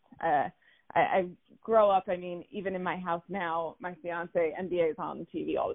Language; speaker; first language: English; native; English